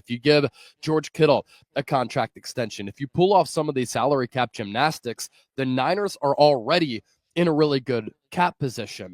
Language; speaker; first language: English; native; English